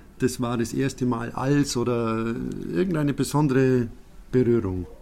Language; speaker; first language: German; native; German